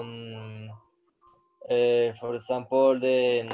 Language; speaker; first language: English; non-native, learner; Spanish